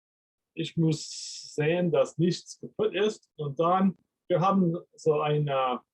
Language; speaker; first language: German; non-native, fluent; English